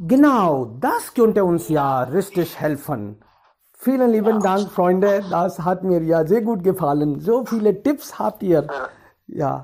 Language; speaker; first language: German; non-native, learner; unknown